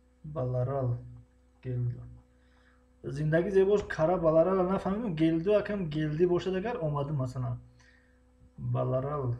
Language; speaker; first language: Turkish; non-native, fluent; Tajik